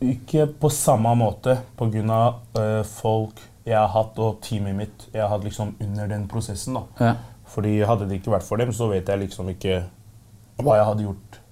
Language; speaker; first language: Norwegian; early bilingual, other home language; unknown